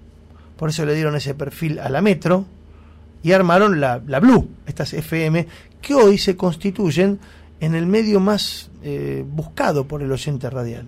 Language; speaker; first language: Spanish; native; Spanish